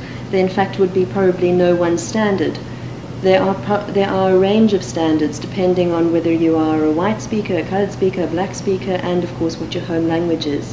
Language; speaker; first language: English; native; English